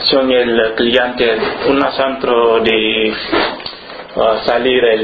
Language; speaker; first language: Spanish; non-native, learner; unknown